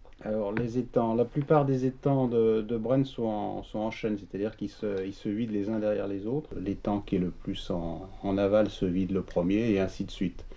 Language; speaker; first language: French; native; French